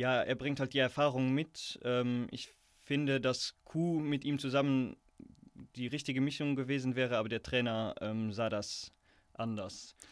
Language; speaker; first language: German; native; German